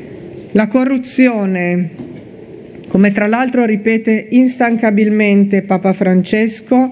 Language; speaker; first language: Italian; native; Italian